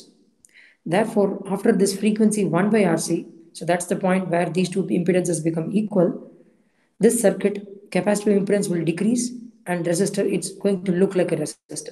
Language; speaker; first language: English; non-native, local second language; Tamil